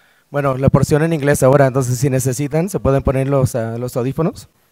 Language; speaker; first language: Spanish; early bilingual, heritage; Spanish